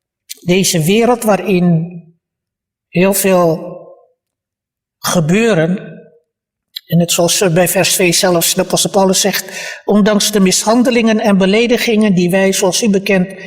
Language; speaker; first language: Dutch; early bilingual, other home language; Malay